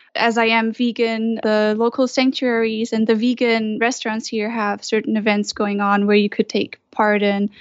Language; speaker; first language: English; non-native, fluent; German